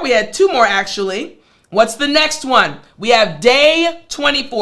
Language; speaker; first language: English; native; English